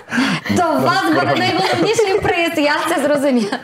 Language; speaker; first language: Ukrainian; native; Ukrainian